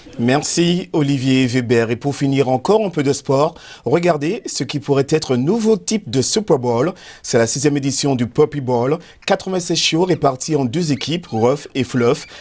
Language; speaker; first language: French; native; French